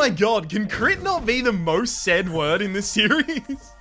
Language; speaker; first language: English; native; English